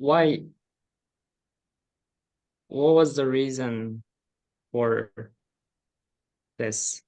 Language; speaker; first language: English; non-native, learner; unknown